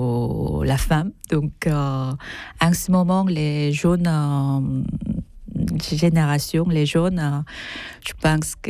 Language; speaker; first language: French; non-native, fluent; Korean